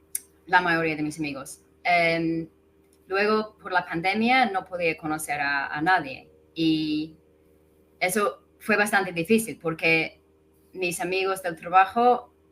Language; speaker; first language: Spanish; non-native, fluent; English